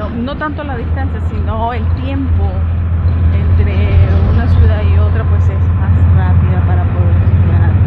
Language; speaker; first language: Spanish; native; Spanish